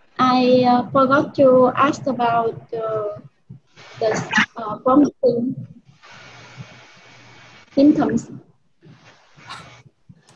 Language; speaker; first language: English; non-native, learner; Vietnamese